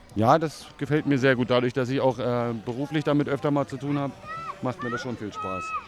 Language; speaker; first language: German; native; German